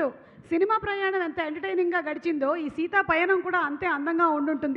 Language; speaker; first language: Telugu; native; Telugu